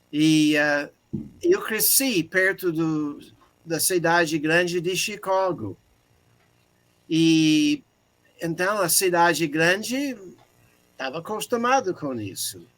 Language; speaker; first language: Portuguese; non-native, fluent; English